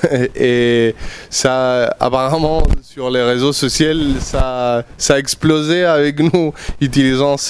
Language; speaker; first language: French; non-native, fluent; Spanish